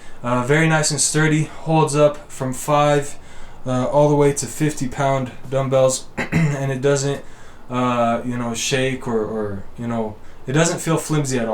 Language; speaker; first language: English; native; English